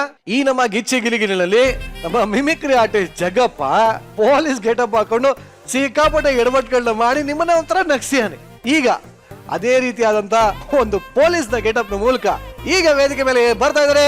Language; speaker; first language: Kannada; native; Kannada